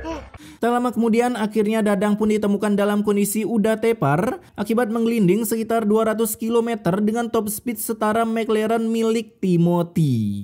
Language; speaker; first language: Indonesian; native; Indonesian